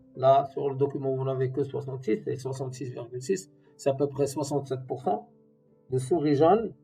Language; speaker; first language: French; non-native, local second language; Arabic